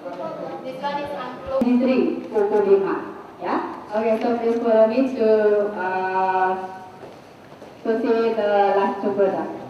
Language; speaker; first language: English; non-native, local second language; Indonesian